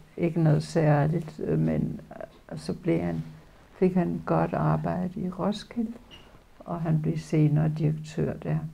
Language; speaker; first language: Danish; early bilingual, other home language; Polish